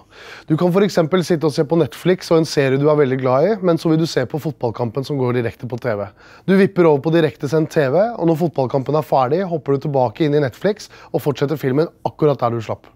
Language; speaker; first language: Norwegian; native; Norwegian